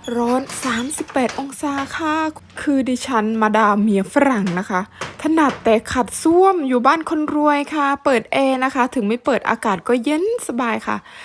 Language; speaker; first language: Thai; native; Thai